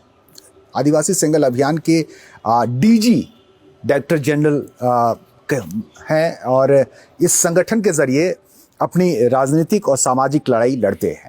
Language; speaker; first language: Hindi; native; Hindi